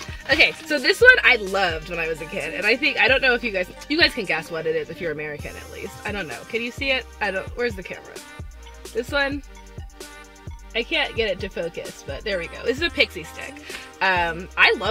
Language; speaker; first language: English; native; English